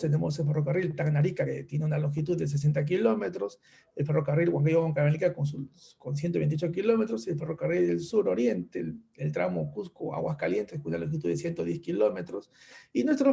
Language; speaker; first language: Spanish; native; Spanish